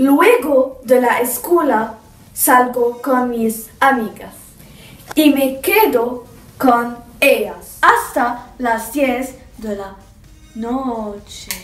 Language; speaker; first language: Spanish; non-native, learner; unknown